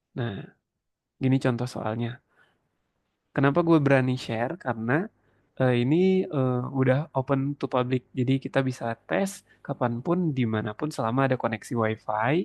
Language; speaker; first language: Indonesian; native; Indonesian